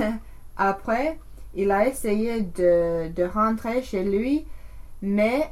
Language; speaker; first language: French; non-native, learner; English